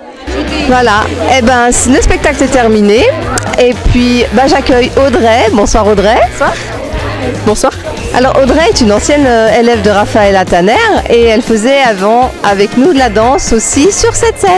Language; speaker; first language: French; native; French